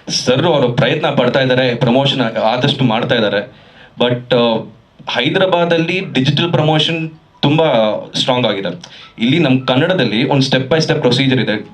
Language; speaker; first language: Kannada; native; Kannada